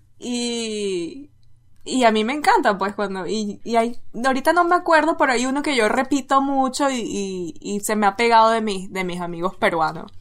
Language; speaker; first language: Spanish; native; Spanish